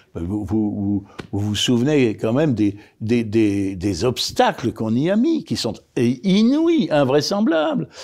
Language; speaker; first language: French; native; French